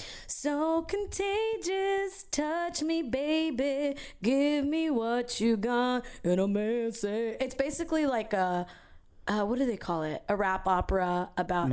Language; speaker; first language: English; early bilingual, other home language; Spanish